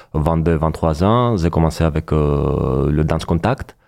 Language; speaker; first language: French; non-native, fluent; Greek